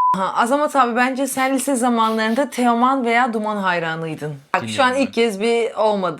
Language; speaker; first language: Turkish; native; Turkish